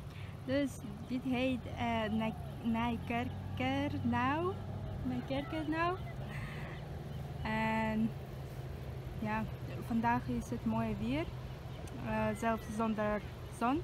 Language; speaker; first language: Dutch; non-native, learner; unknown